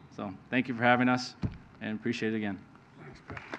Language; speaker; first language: English; native; English